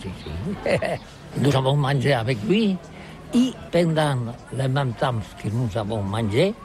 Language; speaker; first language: French; non-native, learner; Catalan